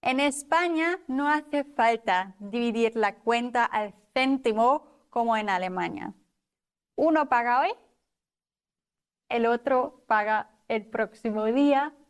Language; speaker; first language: Spanish; non-native, fluent; German